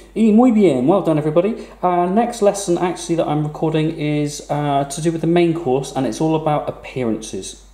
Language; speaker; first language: English; native; English